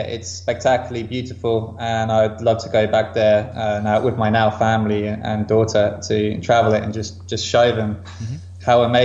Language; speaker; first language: English; native; English